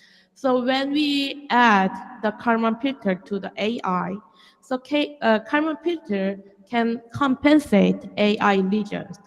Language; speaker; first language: English; non-native, learner; Korean